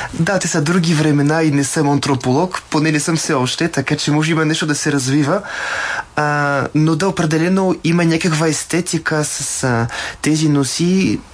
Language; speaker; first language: Bulgarian; non-native, fluent; French